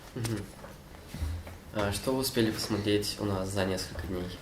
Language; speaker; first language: Russian; native; Russian